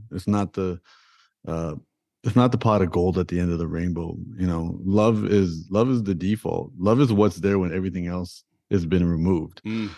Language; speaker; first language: English; early bilingual, other home language; Punjabi